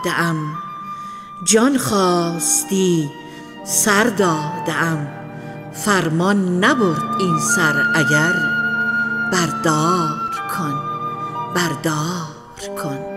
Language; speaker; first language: Persian; native; Persian